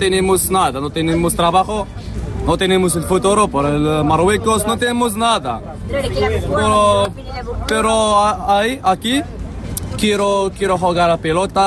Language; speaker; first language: Spanish; non-native, learner; Arabic